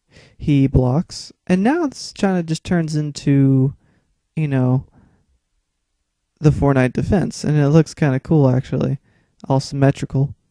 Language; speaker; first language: English; native; English